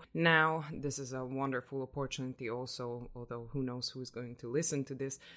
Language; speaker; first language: English; non-native, fluent; Hungarian